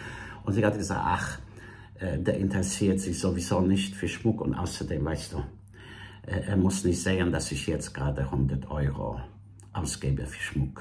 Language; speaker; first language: German; non-native, fluent; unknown